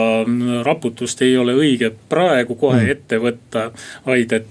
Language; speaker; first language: Estonian; native; Estonian